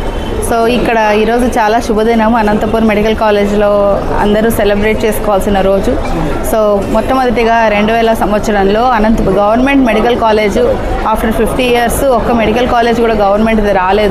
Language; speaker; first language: Telugu; native; Telugu